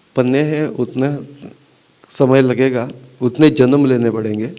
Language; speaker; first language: Hindi; non-native, local second language; Marathi